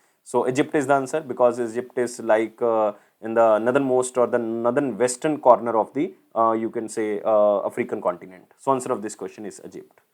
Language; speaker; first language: English; non-native, local second language; Hindi